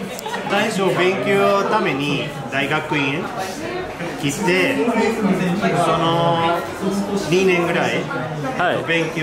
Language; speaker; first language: Japanese; non-native, learner; Spanish